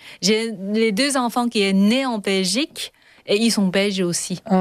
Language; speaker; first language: French; non-native, learner; Chinese